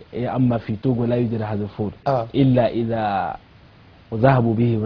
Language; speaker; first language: Arabic; non-native, fluent; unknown